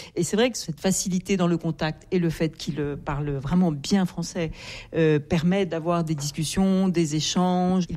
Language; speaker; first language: French; native; French